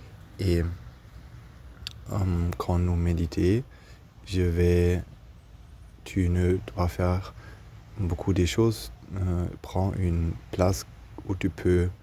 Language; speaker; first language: French; non-native, learner; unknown